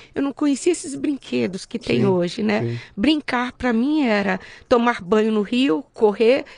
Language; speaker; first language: Portuguese; native; Portuguese